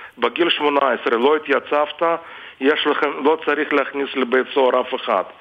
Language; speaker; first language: Hebrew; non-native, fluent; Russian